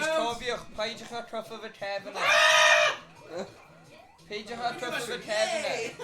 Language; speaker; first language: Welsh; native; Welsh